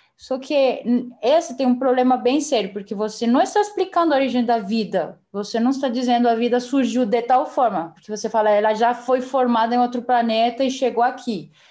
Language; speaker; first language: Portuguese; non-native, fluent; Spanish